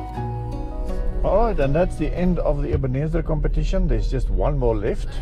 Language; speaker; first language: English; non-native, local second language; Afrikaans